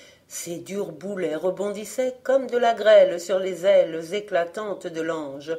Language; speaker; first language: French; native; French